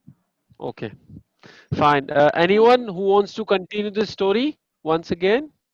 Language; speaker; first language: English; non-native, fluent; Hindi